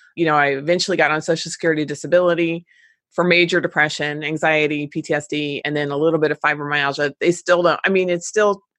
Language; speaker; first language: English; native; English